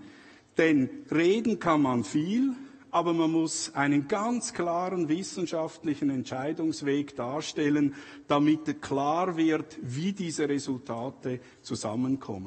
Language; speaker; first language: German; native; German